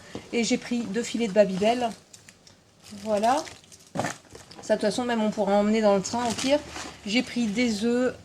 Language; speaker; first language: French; native; French